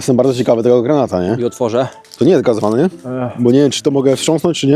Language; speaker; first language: Polish; native; Polish